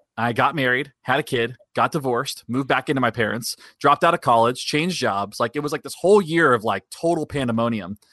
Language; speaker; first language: English; native; English